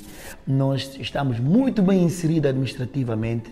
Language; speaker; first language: Portuguese; non-native, local second language; Upper Guinea Crioulo